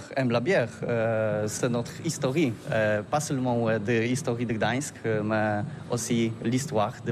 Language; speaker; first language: French; non-native, learner; Polish